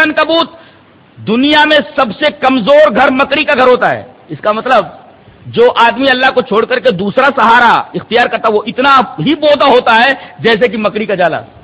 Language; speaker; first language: Urdu; native; Urdu